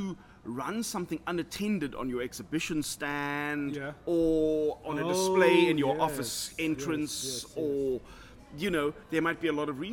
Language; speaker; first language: English; native; English